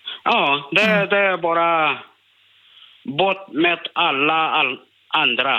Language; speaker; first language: Swedish; non-native, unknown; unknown